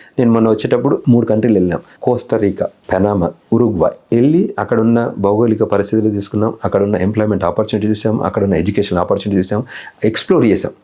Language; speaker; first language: Telugu; native; Telugu